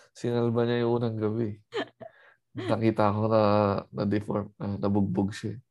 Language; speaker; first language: Filipino; native; Filipino